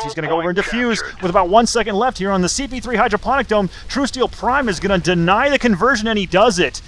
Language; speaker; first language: English; native; English